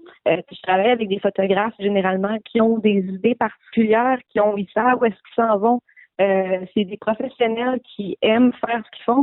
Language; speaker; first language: French; native; French